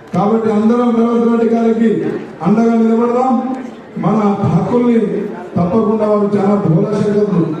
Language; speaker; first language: Telugu; non-native, local second language; Lambadi